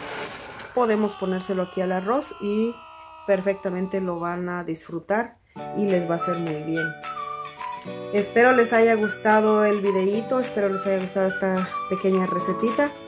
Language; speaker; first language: Spanish; native; Spanish